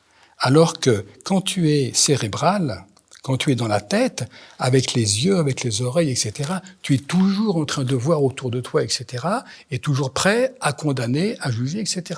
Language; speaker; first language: French; native; French